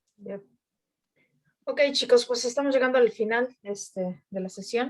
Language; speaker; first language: Spanish; native; Spanish